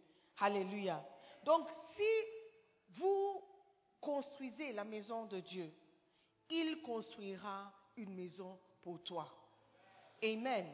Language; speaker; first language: French; non-native, fluent; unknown